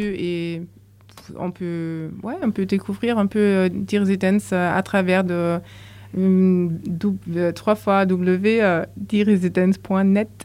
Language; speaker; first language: French; non-native, fluent; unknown